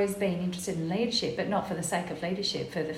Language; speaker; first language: English; native; English